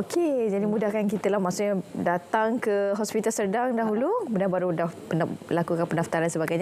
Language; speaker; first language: Malay; native; Malay